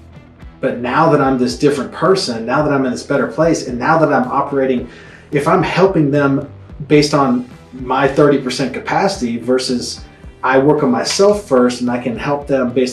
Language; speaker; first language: English; native; English